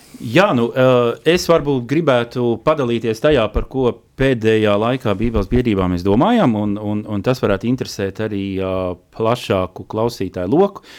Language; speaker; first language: Latvian; native; Latvian